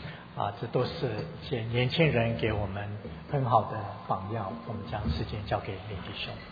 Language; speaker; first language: Chinese; native; Chinese